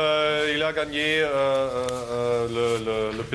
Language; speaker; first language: French; non-native, learner; German